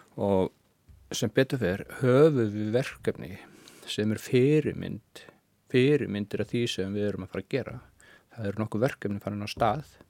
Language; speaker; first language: Icelandic; native; Icelandic